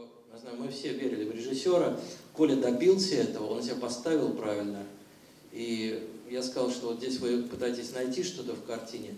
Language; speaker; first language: Russian; native; Russian